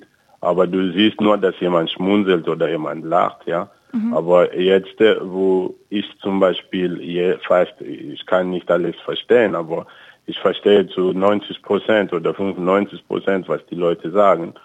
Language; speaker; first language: German; non-native, fluent; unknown